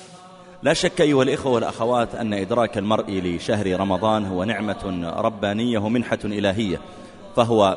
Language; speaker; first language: Arabic; native; Arabic